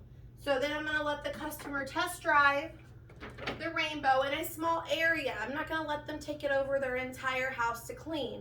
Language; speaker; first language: English; native; English